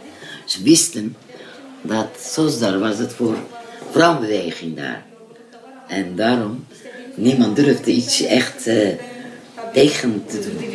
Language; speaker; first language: Dutch; non-native, fluent; Kurdish